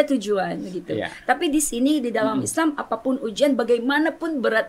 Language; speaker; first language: Indonesian; non-native, fluent; German